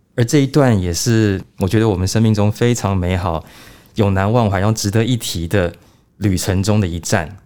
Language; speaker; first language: Chinese; native; Chinese